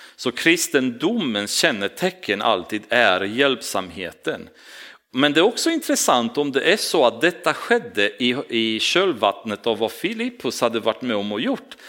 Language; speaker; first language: Swedish; non-native, fluent; Romanian